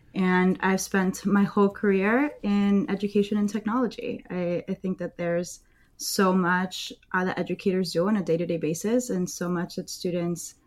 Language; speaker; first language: English; early bilingual, other home language; Spanish